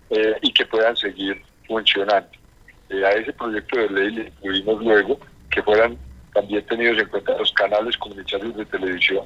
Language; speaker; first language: Spanish; native; Spanish